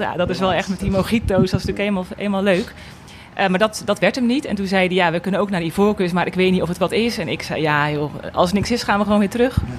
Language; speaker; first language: Dutch; native; Dutch